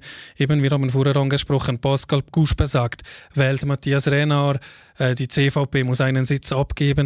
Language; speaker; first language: German; native; German